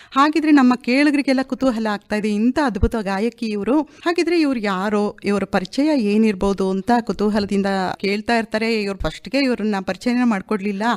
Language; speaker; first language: Kannada; native; Kannada